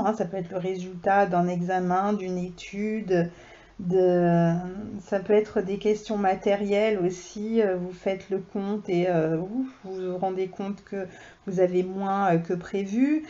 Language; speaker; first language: French; native; French